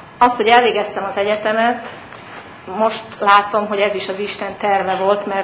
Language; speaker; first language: Hungarian; native; Hungarian